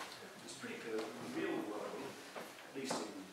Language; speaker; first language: English; native; English